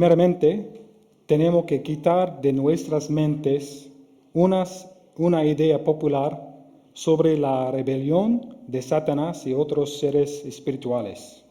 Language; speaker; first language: Spanish; non-native, fluent; English